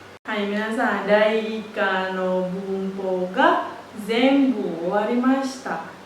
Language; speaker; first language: Japanese; non-native, fluent; Indonesian